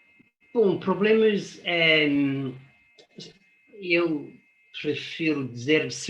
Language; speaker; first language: Portuguese; non-native, fluent; English